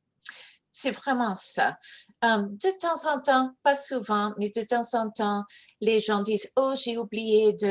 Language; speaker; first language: French; early bilingual, heritage; English